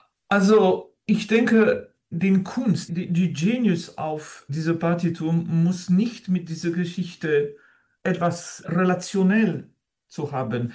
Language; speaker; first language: German; non-native, fluent; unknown